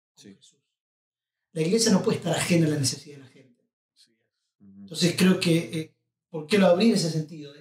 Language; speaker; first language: Spanish; native; Spanish